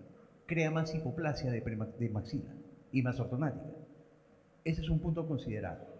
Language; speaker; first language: Spanish; native; Spanish